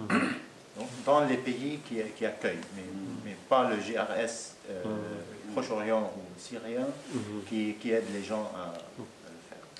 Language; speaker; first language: French; non-native, fluent; Arabic